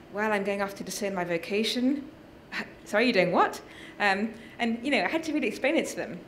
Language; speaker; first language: English; native; English